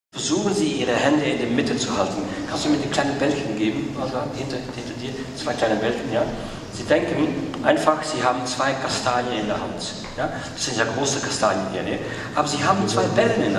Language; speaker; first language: German; non-native, fluent; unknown